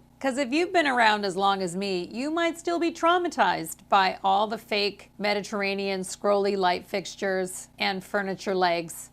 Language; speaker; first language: English; native; English